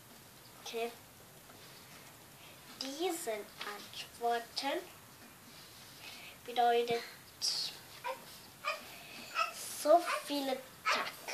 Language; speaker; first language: German; non-native, learner; Tatar